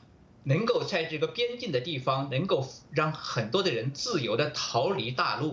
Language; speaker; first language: Chinese; native; Chinese